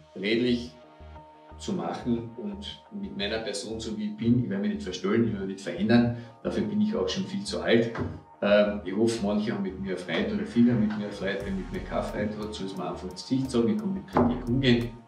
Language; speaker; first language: German; native; German